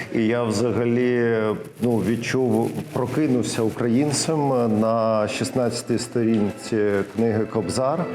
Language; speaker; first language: Ukrainian; non-native, local second language; Russian